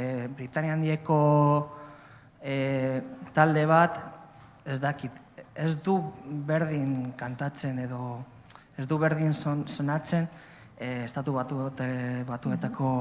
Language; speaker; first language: Basque; non-native, learner; Spanish